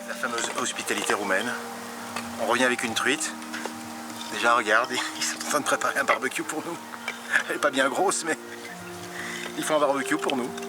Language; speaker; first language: French; native; French